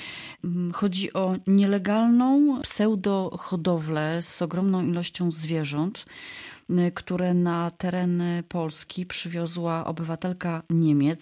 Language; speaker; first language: Polish; native; Polish